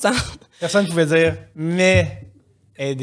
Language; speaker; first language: French; native; French